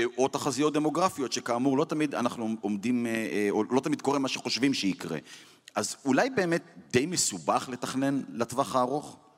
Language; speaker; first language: Hebrew; native; Hebrew